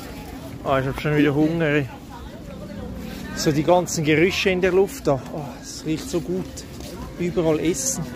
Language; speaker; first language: German; native; German